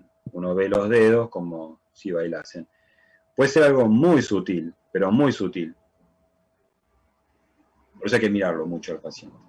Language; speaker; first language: Spanish; native; Spanish